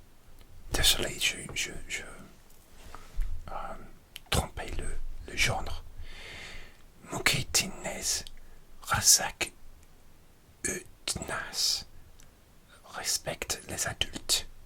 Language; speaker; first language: French; non-native, learner; English